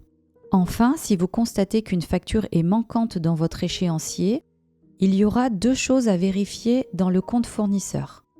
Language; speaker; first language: French; native; French